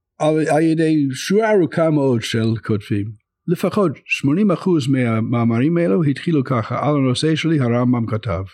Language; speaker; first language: Hebrew; non-native, fluent; English